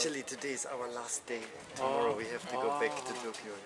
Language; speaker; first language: English; non-native, fluent; German